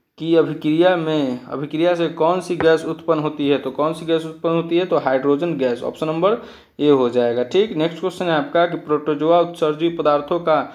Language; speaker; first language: Hindi; native; Hindi